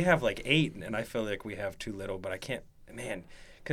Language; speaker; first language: English; native; English